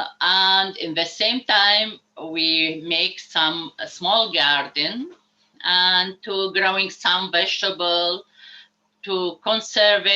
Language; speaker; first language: English; non-native, learner; Arabic